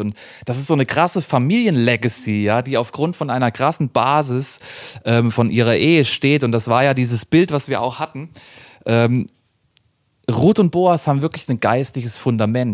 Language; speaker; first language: German; native; German